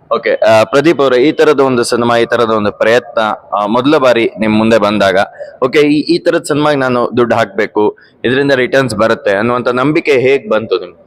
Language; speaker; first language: Kannada; native; Kannada